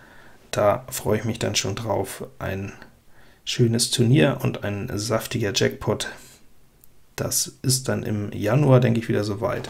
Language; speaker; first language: German; native; German